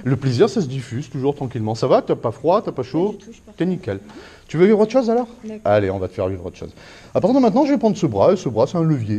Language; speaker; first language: French; native; French